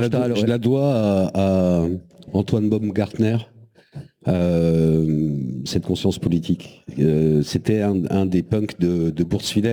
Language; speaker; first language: French; native; French